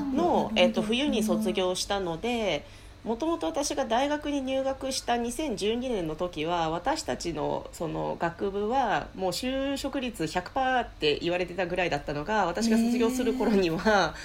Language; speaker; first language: Japanese; early bilingual, heritage; Finnish